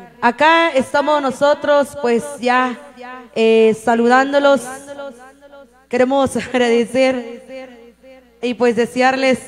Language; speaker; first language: Spanish; native; Spanish